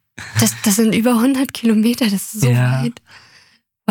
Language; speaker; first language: German; native; German